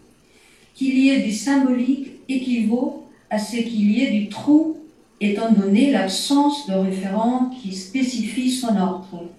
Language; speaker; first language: French; native; French